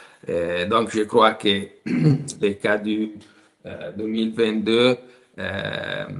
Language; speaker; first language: French; non-native, learner; Italian